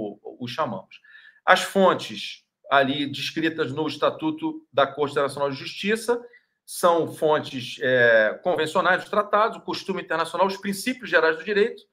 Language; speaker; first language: Portuguese; native; Portuguese